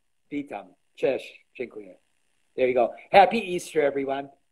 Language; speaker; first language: Polish; early bilingual, heritage; Polish